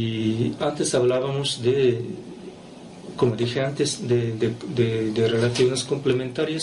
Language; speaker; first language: Spanish; non-native, fluent; Japanese